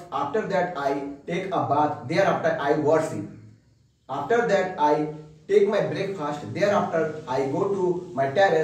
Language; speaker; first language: English; non-native, learner; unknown